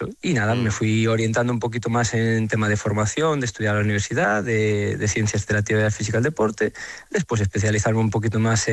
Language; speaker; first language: Spanish; native; Spanish